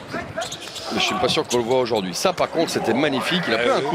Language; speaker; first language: French; native; French